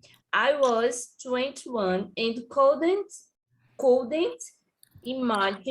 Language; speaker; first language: English; non-native, learner; Portuguese